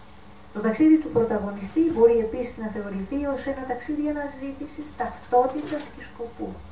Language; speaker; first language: Greek; native; Greek